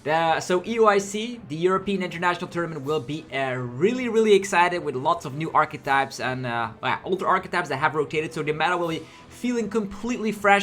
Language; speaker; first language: English; non-native, fluent; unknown